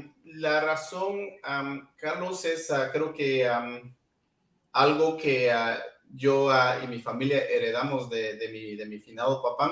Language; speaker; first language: Spanish; non-native, local second language; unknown